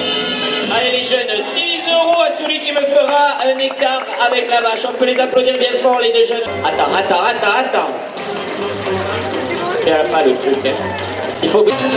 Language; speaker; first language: French; native; French